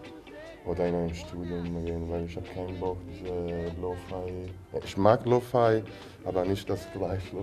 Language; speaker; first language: German; non-native, learner; Italian